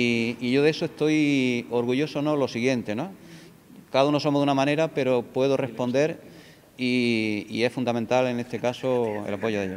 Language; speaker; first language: Spanish; native; Spanish